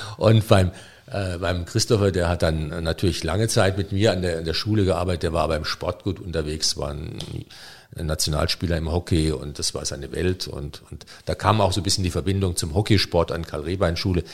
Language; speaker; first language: German; native; German